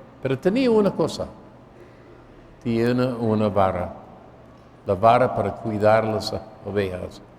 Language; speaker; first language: Spanish; non-native, fluent; English